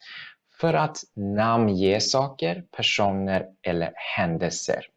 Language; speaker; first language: Swedish; non-native, fluent; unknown